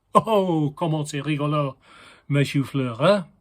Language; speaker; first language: French; non-native, fluent; English